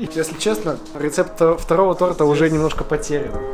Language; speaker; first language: Russian; native; Russian